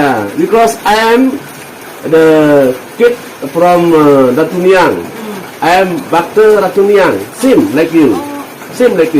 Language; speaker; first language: English; non-native, learner; Indonesian